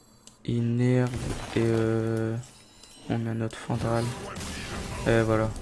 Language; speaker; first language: French; native; French